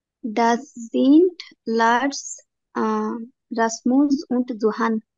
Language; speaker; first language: German; non-native, learner; Bangla